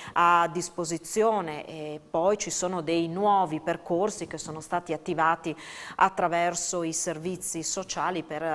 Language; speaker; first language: Italian; native; Italian